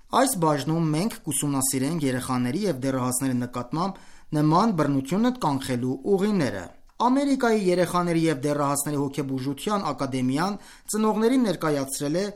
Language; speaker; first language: Armenian; native; Armenian